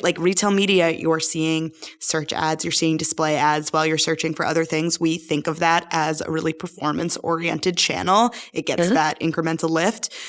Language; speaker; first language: English; native; English